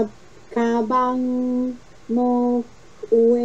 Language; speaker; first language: Japanese; non-native, learner; Chinese